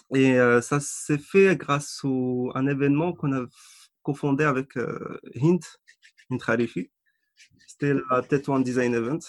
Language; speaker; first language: French; non-native, local second language; Arabic